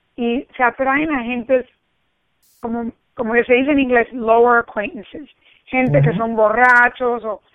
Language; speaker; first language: Spanish; early bilingual, heritage; Spanish